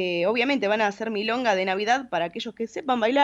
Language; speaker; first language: Spanish; native; Spanish